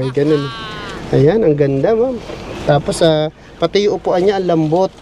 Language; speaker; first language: Filipino; non-native, local second language; Hiligaynon